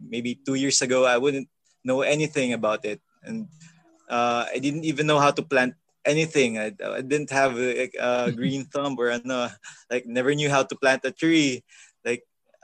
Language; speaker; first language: English; non-native, local second language; Filipino